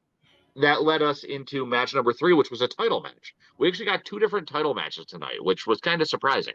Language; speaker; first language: English; native; English